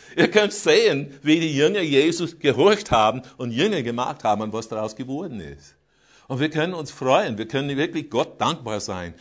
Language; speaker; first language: German; non-native, fluent; English